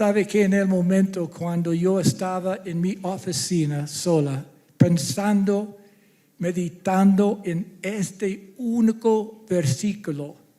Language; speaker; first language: Spanish; non-native, fluent; English